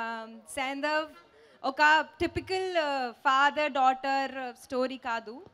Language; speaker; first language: Telugu; non-native, local second language; Hindi